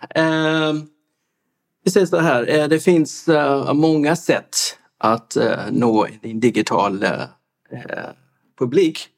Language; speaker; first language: Swedish; non-native, fluent; English